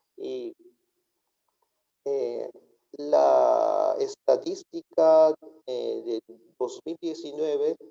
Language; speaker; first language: Spanish; non-native, fluent; Japanese